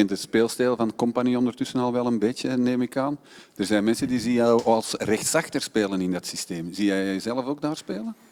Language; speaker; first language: Dutch; native; Dutch